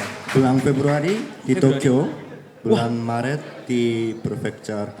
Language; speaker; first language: Indonesian; early bilingual, heritage; Japanese